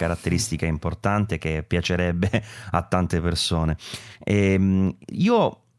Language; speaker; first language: Italian; native; Italian